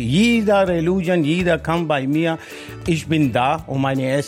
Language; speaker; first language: German; non-native, learner; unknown